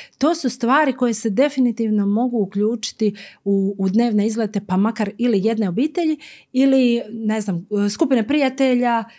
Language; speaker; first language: Croatian; native; Croatian